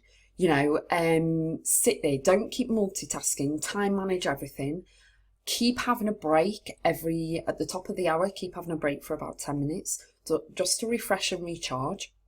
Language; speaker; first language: English; native; English